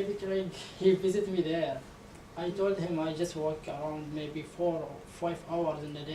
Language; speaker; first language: English; non-native, learner; Arabic